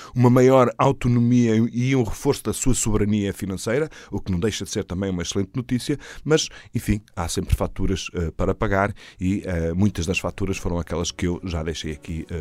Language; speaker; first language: Portuguese; native; Portuguese